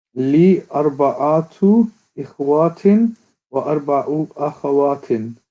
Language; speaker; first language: Arabic; non-native, learner; English